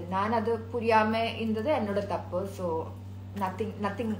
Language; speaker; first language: Tamil; non-native, learner; Malayalam